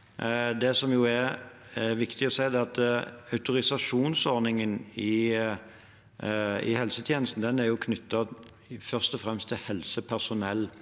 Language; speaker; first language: Norwegian; native; Norwegian